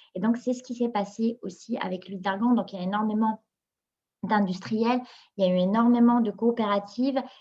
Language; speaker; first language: French; non-native, local second language; Arabic